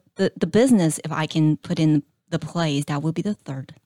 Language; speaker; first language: English; non-native, fluent; Chinese